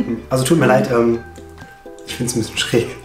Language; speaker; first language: German; native; German